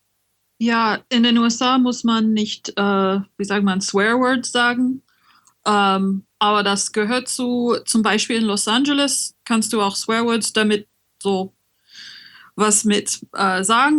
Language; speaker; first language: German; non-native, fluent; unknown